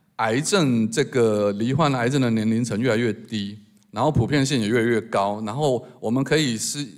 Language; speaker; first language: Chinese; native; Chinese